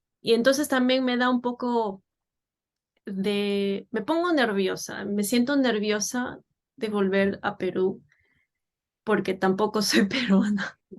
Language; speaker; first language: Spanish; native; Spanish